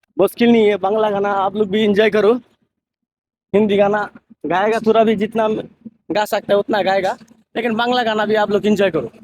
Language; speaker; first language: Hindi; non-native, fluent; Bangla